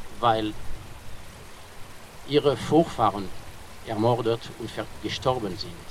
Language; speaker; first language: German; non-native, fluent; French